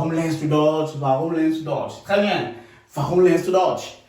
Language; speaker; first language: German; non-native, fluent; French